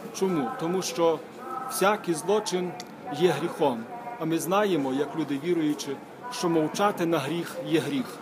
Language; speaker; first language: Ukrainian; native; Ukrainian